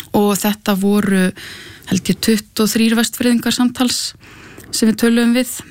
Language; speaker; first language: Icelandic; native; Icelandic